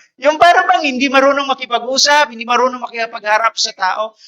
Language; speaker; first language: Filipino; non-native, local second language; Bikol